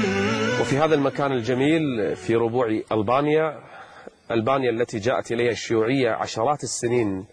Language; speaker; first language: Arabic; native; Arabic